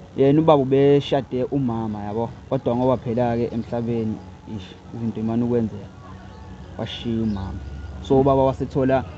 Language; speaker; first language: Zulu; native; Zulu